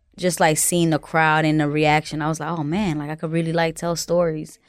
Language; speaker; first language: English; early bilingual, other home language; Haitian Creole